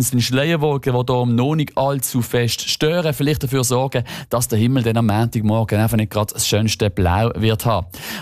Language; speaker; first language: German; native; German